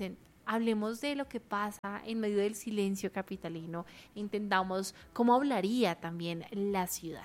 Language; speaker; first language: Spanish; native; Spanish